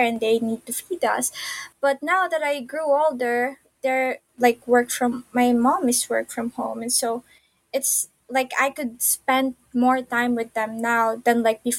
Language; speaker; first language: English; non-native, local second language; Filipino